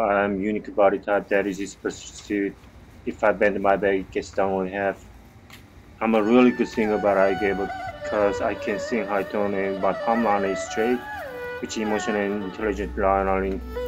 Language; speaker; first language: English; non-native, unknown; Korean